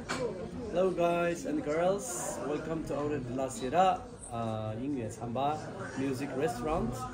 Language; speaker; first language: Hindi; non-native, learner; Uyghur